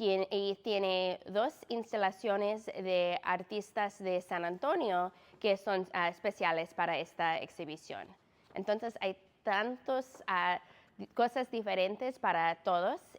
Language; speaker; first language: Spanish; non-native, fluent; English